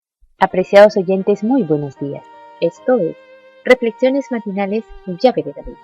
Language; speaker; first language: Spanish; native; Spanish